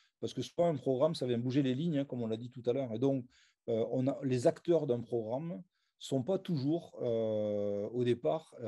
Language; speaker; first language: French; native; French